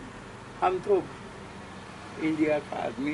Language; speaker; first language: Hindi; non-native, local second language; Bangla